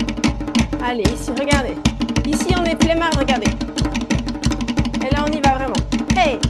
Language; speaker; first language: French; native; French